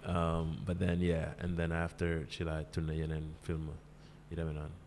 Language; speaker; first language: English; non-native, fluent; Wolof